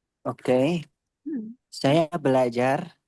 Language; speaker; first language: Indonesian; non-native, learner; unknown